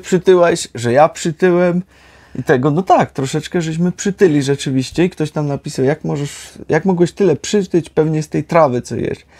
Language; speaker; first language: Polish; native; Polish